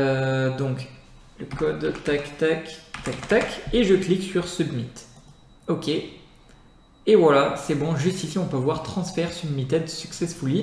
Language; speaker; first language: French; native; French